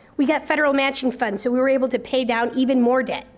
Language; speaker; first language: English; native; English